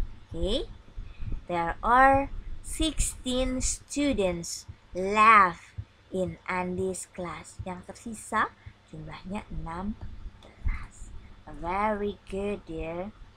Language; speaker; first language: English; non-native, fluent; Indonesian